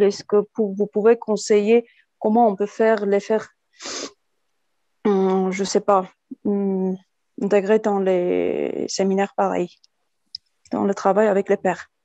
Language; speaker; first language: French; non-native, fluent; Armenian